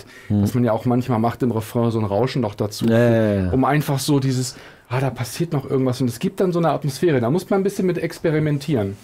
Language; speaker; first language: German; native; German